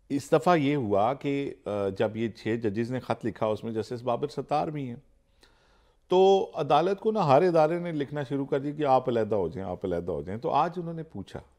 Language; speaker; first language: Urdu; native; Urdu